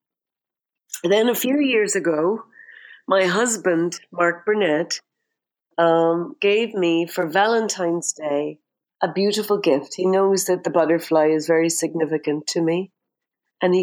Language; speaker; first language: English; native; English